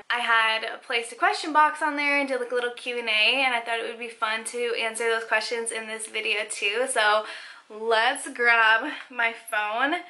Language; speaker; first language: English; native; English